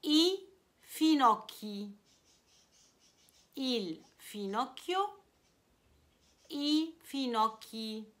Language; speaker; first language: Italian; non-native, fluent; Arabic